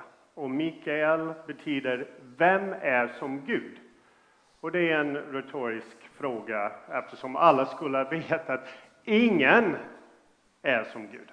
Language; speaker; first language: Swedish; non-native, fluent; English